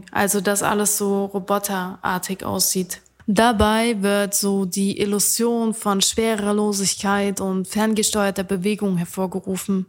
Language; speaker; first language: German; native; German